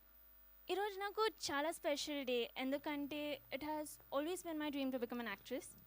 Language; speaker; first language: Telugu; non-native, learner; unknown